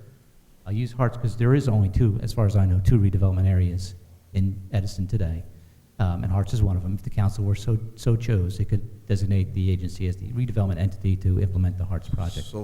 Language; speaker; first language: English; native; English